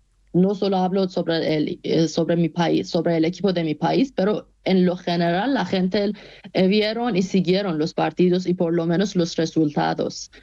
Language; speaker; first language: Spanish; non-native, fluent; Persian